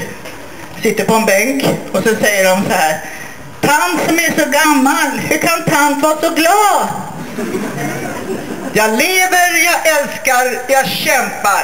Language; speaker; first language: Swedish; native; Swedish